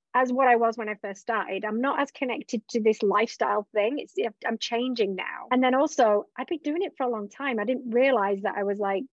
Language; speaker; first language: English; native; English